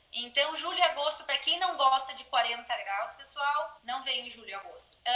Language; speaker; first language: Portuguese; native; Portuguese